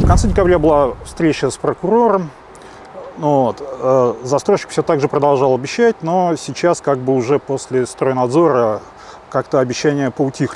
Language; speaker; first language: Russian; native; Russian